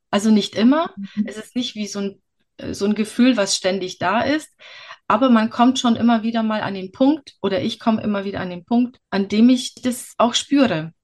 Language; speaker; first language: German; early bilingual, other home language; Polish